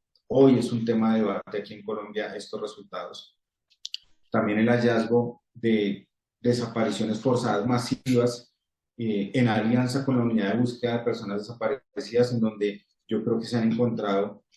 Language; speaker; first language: Spanish; native; Spanish